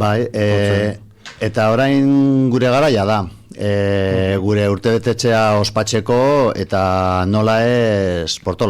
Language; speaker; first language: Basque; non-native, local second language; Spanish